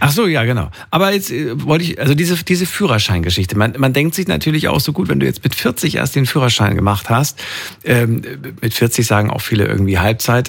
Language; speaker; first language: German; native; German